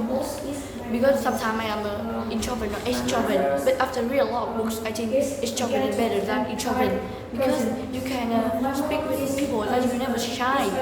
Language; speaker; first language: English; non-native, learner; Vietnamese